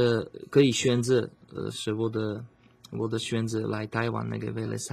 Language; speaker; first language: Chinese; non-native, learner; Slovak